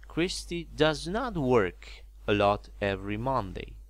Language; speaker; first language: English; non-native, fluent; Romanian